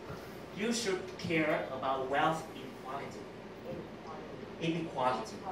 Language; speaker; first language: English; non-native, learner; Vietnamese